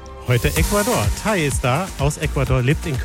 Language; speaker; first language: German; native; German